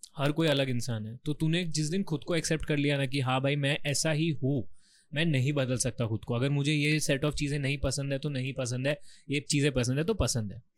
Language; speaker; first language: Hindi; native; Hindi